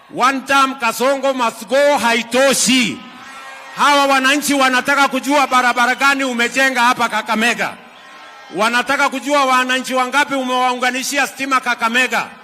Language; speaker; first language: Swahili; non-native, local second language; Kalenjin